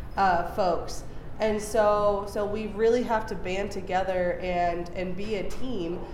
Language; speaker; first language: English; native; English